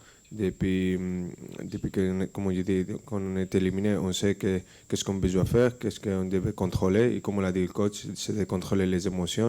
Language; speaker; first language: French; non-native, fluent; Spanish